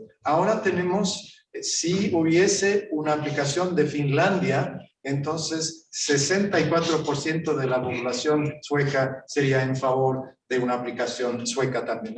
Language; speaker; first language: Spanish; non-native, fluent; Swedish